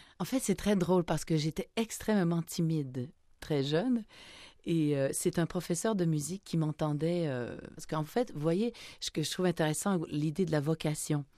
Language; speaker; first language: French; native; French